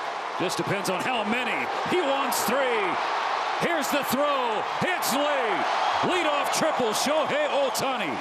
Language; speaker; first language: English; native; English